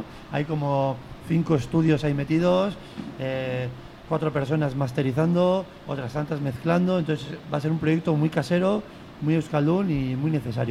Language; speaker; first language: Spanish; native; Spanish